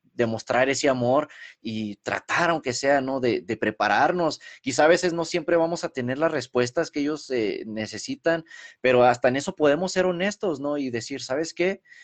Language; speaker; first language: Spanish; early bilingual, heritage; Spanish